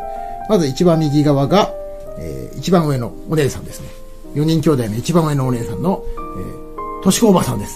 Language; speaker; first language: Japanese; native; Japanese